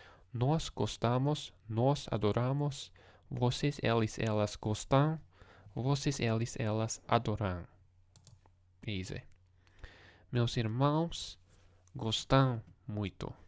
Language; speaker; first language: Portuguese; non-native, learner; English